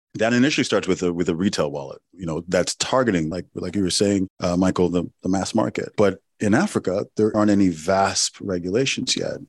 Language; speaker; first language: English; non-native, local second language; Igbo